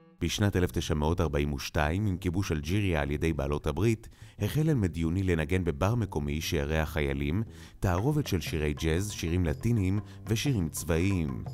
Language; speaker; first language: Hebrew; native; Hebrew